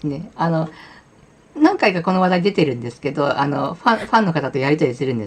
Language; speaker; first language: Japanese; native; Japanese